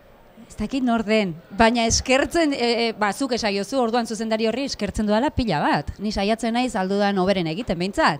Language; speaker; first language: Basque; native; Basque